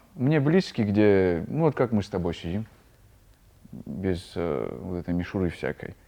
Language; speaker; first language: Russian; native; Russian